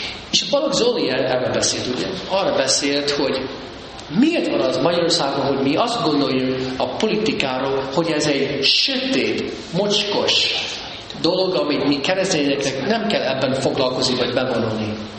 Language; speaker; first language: Hungarian; non-native, fluent; English